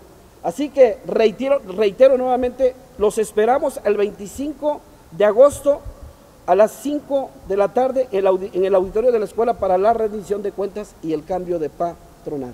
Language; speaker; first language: Spanish; native; Spanish